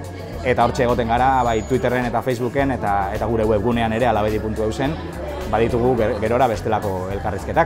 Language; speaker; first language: Basque; native; Basque